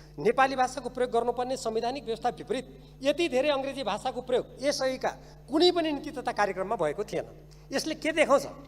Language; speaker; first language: Nepali; native; Nepali